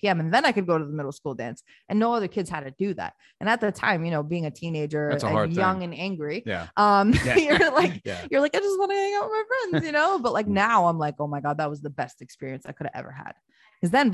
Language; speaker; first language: English; early bilingual, other home language; Albanian